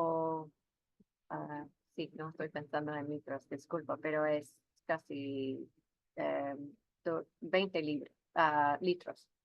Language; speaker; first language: Spanish; non-native, fluent; English